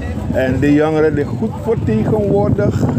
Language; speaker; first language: Dutch; non-native, local second language; Sranan Tongo